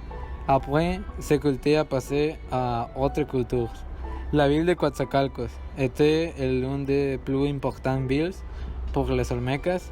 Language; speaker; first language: French; non-native, learner; Spanish